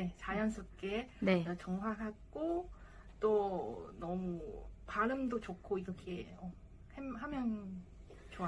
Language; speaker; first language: Korean; non-native, learner; Chinese